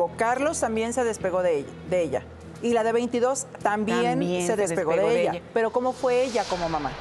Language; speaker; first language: Spanish; native; Spanish